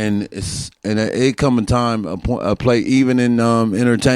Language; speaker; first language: English; native; English